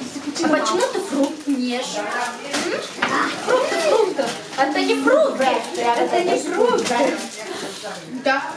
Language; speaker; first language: Russian; non-native, local second language; Romanian